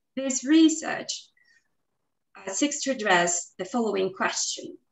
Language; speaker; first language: English; non-native, fluent; Portuguese